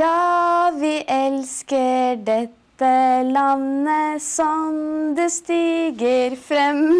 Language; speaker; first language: Norwegian; early bilingual, other home language; Punjabi